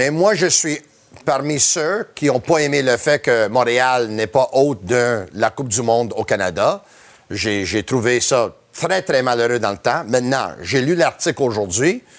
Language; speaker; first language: French; native; French